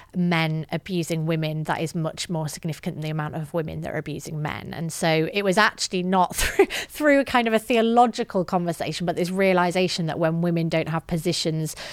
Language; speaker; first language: English; native; English